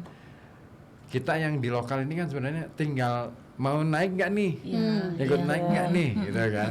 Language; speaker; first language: Indonesian; native; Indonesian